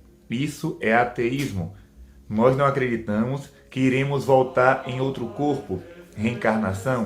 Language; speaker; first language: Portuguese; native; Portuguese